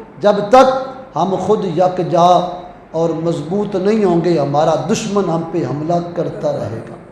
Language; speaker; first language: Urdu; non-native, local second language; Punjabi